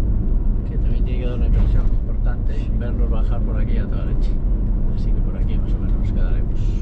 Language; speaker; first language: Spanish; native; Spanish